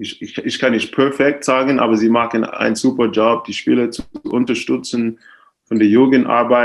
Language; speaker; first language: German; non-native, fluent; English